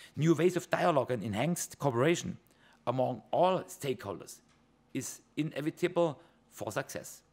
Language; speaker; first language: English; non-native, fluent; German